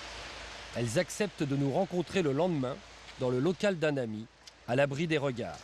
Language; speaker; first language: French; native; French